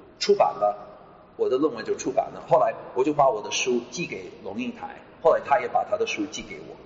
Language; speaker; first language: Chinese; non-native, fluent; English